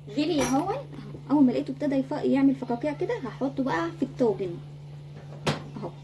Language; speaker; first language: Arabic; native; Arabic